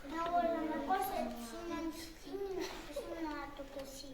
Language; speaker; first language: Estonian; non-native, local second language; Russian